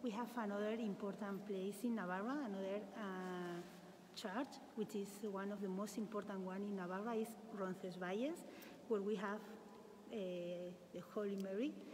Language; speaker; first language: English; non-native, learner; Spanish